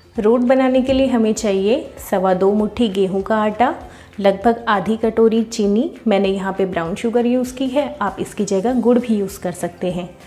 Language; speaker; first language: Hindi; native; Hindi